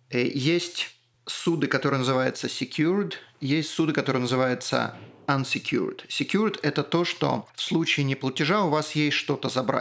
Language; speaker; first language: Russian; native; Russian